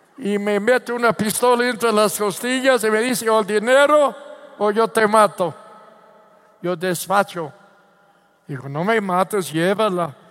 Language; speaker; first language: Spanish; non-native, fluent; English